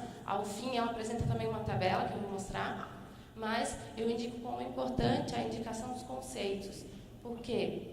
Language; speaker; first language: Portuguese; native; Portuguese